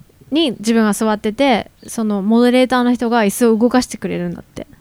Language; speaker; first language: Japanese; native; Japanese